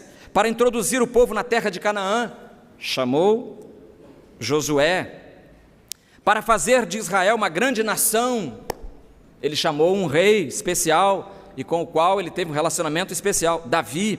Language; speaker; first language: Portuguese; native; Portuguese